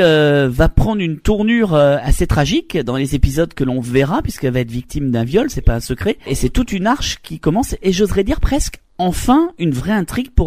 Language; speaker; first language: French; native; French